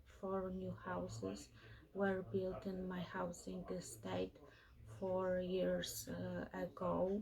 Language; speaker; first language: English; non-native, learner; Polish